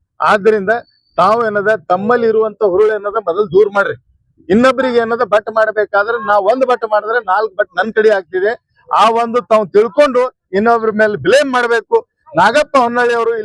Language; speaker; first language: Kannada; non-native, local second language; Urdu